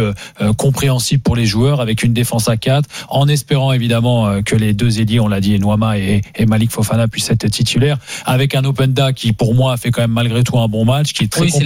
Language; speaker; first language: French; native; French